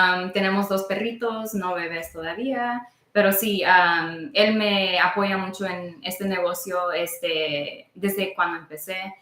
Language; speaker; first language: Spanish; early bilingual, heritage; Spanish